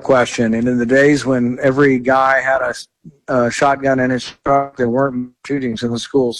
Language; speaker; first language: English; native; English